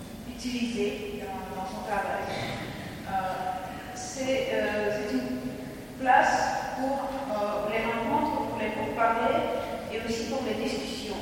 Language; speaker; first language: French; non-native, fluent; Russian